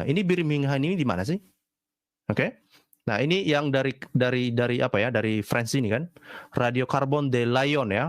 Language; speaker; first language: Indonesian; native; Indonesian